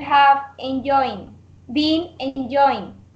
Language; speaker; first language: English; non-native, learner; Spanish